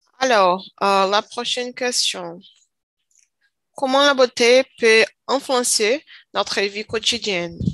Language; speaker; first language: French; non-native, learner; Portuguese